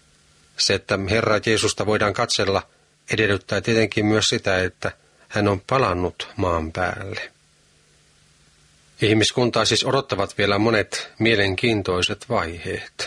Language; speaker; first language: Finnish; native; Finnish